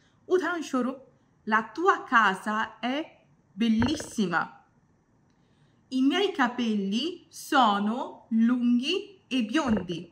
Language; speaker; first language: Italian; non-native, fluent; Bangla